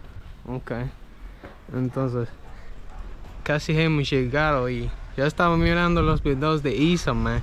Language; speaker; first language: Spanish; non-native, fluent; English